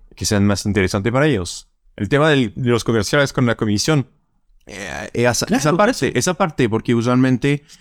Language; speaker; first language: Spanish; non-native, fluent; French